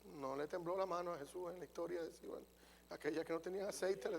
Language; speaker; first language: Spanish; native; Spanish